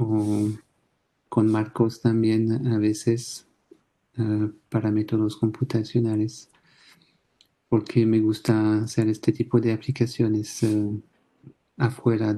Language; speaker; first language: Spanish; non-native, fluent; French